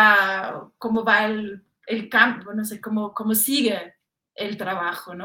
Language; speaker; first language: Spanish; non-native, fluent; German